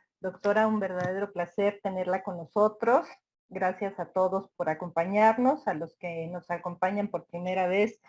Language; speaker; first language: Spanish; native; Spanish